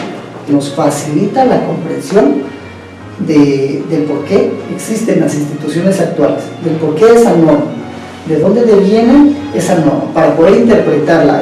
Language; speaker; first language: Spanish; native; Spanish